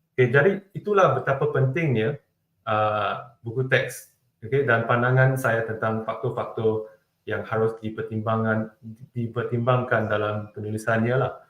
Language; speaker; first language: Malay; non-native, local second language; Chinese